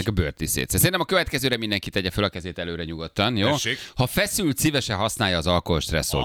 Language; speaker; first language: Hungarian; native; Hungarian